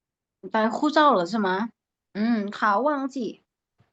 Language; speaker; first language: Chinese; non-native, fluent; Indonesian